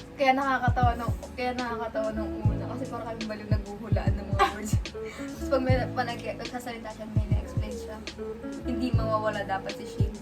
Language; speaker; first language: Filipino; native; Filipino